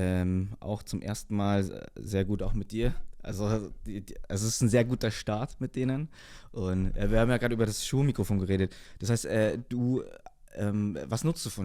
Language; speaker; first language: German; native; German